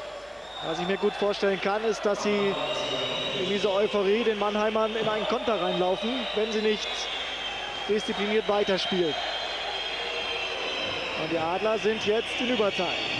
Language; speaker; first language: German; native; German